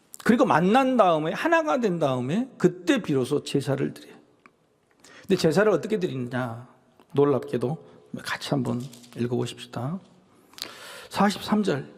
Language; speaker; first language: Korean; native; Korean